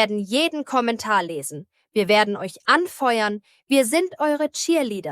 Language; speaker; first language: German; native; German